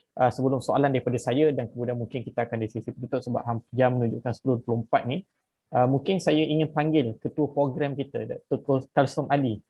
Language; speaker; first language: Malay; native; Malay